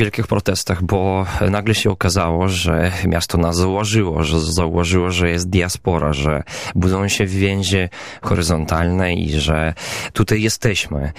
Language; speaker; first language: Polish; non-native, local second language; Belarusian